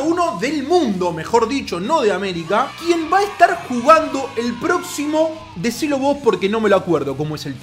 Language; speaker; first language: Spanish; native; Spanish